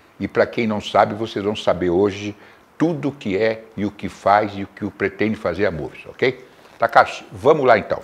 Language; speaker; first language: Portuguese; native; Portuguese